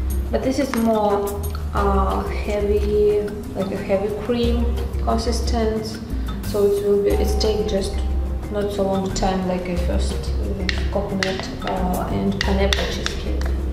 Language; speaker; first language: English; non-native, learner; Russian